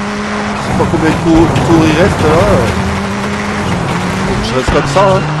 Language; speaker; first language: French; native; French